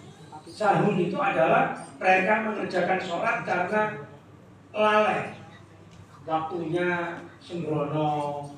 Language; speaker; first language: Indonesian; native; Indonesian